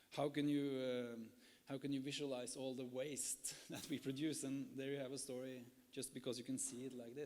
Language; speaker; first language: English; non-native, fluent; Norwegian